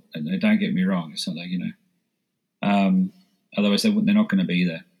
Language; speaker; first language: English; native; English